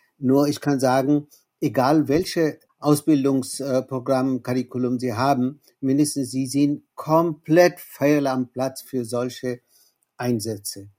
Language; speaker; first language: German; non-native, fluent; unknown